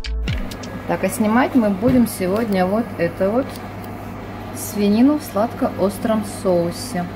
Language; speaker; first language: Russian; native; Russian